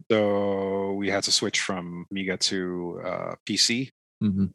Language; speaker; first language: English; non-native, fluent; Dutch